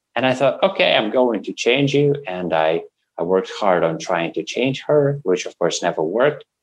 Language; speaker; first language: English; non-native, fluent; Russian